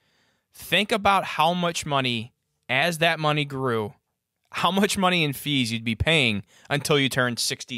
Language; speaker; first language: English; native; English